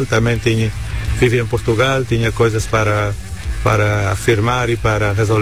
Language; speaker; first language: Spanish; non-native, learner; Portuguese